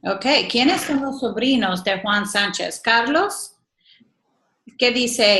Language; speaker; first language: Spanish; non-native, fluent; English